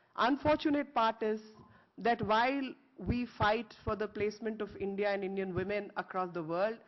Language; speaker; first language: English; non-native, local second language; Hindi